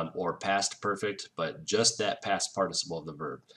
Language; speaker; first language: English; native; English